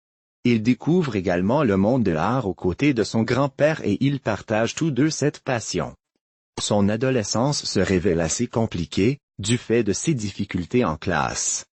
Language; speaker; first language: French; native; French